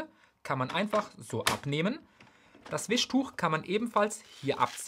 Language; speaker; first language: German; native; German